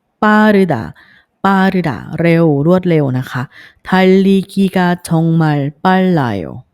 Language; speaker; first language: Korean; non-native, fluent; Thai